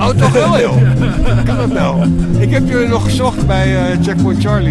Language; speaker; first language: Dutch; native; Dutch